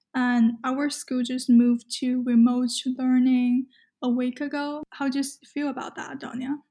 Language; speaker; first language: English; non-native, fluent; Chinese